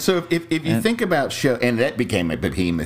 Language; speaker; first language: English; native; English